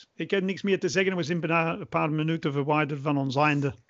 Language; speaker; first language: Dutch; non-native, fluent; English